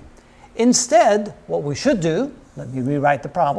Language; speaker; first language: English; native; English